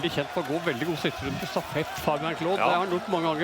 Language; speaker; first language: Norwegian; native; Norwegian